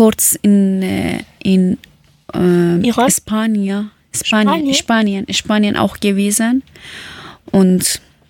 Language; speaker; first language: German; non-native, learner; Persian